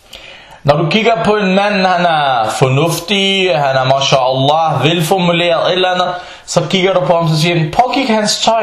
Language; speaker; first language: Danish; non-native, fluent; Arabic